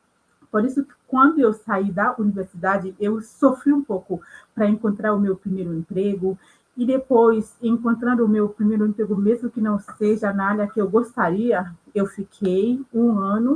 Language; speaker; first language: Portuguese; non-native, local second language; Haitian Creole